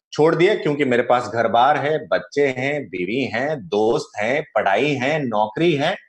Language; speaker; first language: Hindi; non-native, local second language; Gujarati